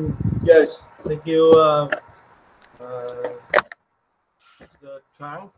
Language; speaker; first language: English; non-native, learner; Vietnamese